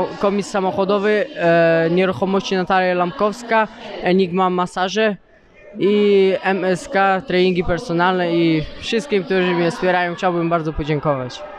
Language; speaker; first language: Polish; early bilingual, other home language; Chechen